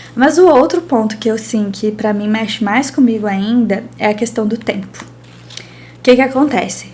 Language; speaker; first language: Portuguese; native; Portuguese